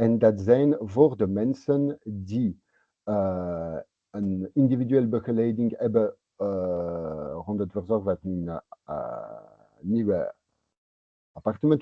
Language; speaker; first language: Dutch; non-native, local second language; French